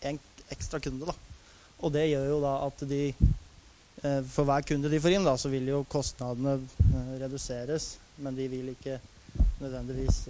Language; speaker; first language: Norwegian; native; Norwegian